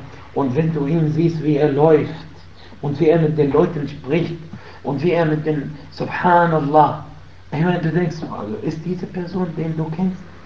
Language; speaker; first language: German; non-native, fluent; Arabic